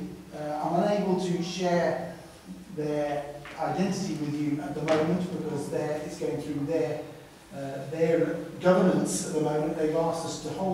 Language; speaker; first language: English; native; English